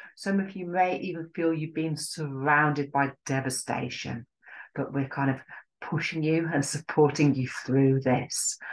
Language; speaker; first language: English; native; English